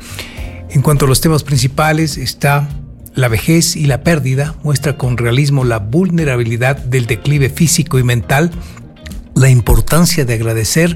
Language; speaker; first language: Spanish; native; Spanish